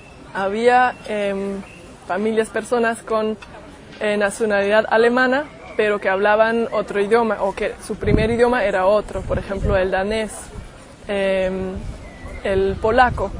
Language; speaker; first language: Spanish; non-native, fluent; German